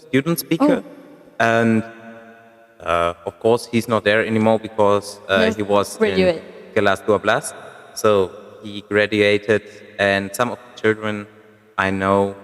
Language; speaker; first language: English; non-native, fluent; German